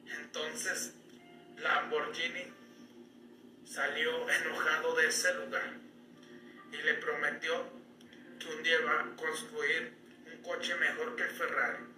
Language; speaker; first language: Spanish; native; Spanish